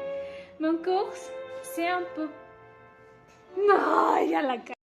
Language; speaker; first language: French; non-native, learner; Spanish